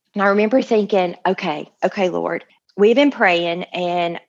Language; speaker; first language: English; native; English